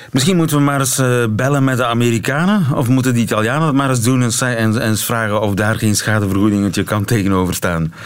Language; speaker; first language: Dutch; native; Dutch